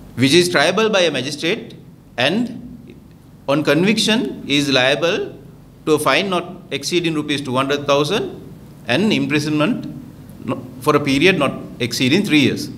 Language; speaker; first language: English; non-native, local second language; Sinhala